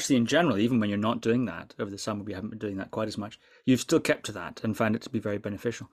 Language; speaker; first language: English; native; English